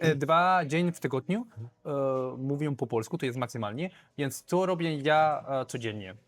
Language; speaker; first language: Polish; non-native, learner; Spanish